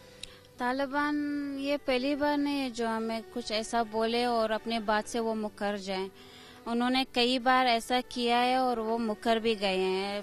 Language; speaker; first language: Hindi; non-native, fluent; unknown